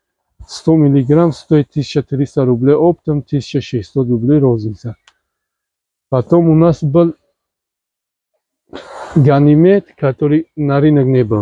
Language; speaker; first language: Russian; non-native, learner; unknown